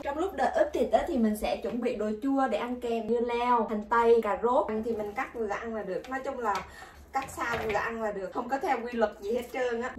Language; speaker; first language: Vietnamese; native; Vietnamese